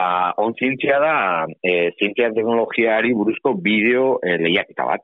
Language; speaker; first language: Basque; native; Basque